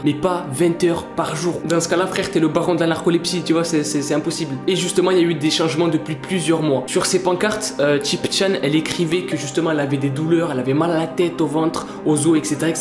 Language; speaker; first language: French; native; French